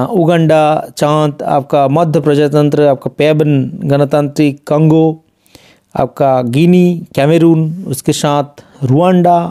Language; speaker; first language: Hindi; non-native, local second language; Bangla